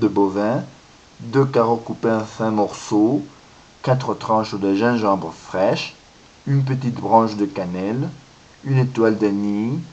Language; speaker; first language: French; non-native, learner; Spanish